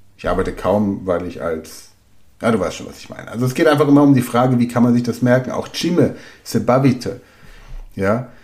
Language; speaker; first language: German; native; German